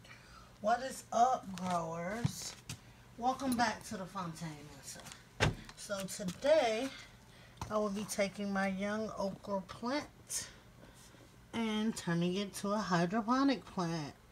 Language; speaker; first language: English; native; English